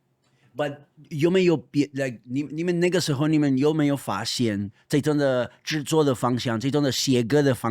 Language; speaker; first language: Chinese; non-native, fluent; Spanish